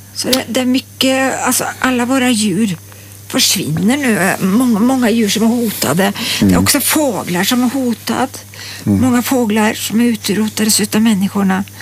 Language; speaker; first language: Swedish; native; Swedish